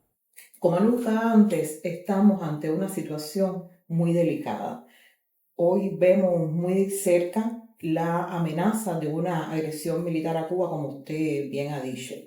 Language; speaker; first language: Spanish; native; Spanish